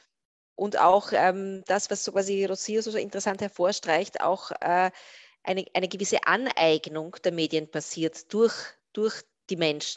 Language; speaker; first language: German; native; German